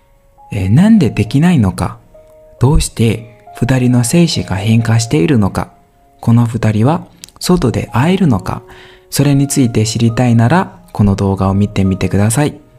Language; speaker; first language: Japanese; non-native, learner; Burmese